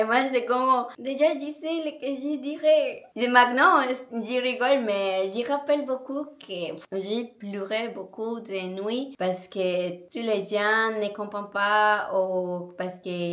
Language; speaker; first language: French; non-native, learner; Spanish